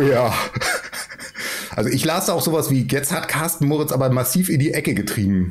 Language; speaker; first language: German; native; German